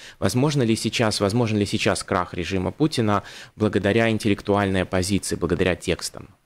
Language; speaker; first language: Russian; native; Russian